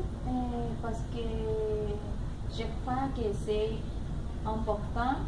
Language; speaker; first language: French; non-native, learner; Spanish